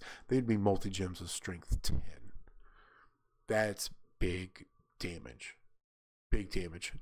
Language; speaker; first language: English; native; English